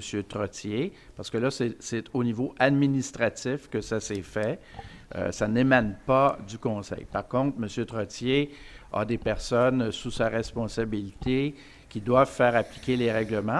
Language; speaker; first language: French; native; French